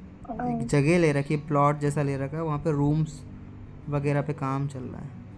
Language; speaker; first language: Hindi; native; Hindi